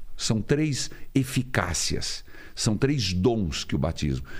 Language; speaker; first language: Portuguese; native; Portuguese